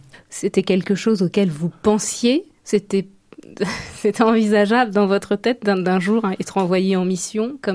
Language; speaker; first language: French; native; French